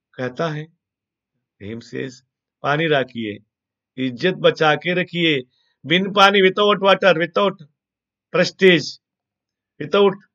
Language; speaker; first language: Hindi; non-native, local second language; Telugu